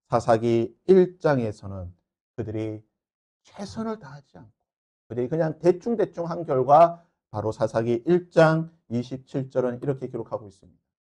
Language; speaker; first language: Korean; native; Korean